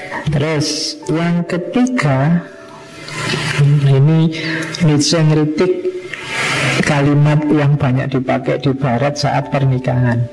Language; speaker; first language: Indonesian; non-native, local second language; Javanese